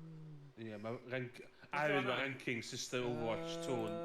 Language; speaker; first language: Welsh; native; Welsh